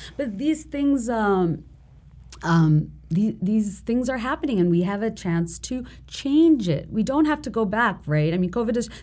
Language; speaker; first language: English; non-native, local second language; Bangla